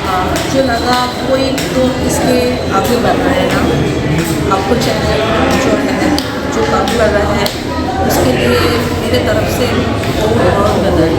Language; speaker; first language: Hindi; non-native, local second language; Bangla